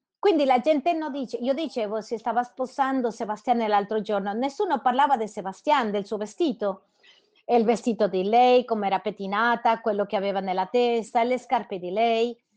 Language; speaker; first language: Italian; non-native, fluent; Spanish